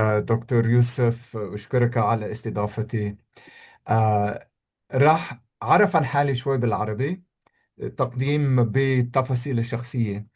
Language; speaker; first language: Arabic; non-native, fluent; English